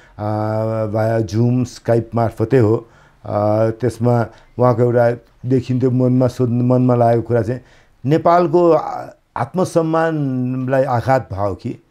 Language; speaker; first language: Nepali; native; Nepali